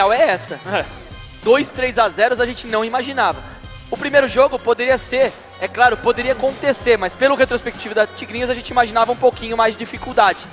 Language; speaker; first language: Portuguese; native; Portuguese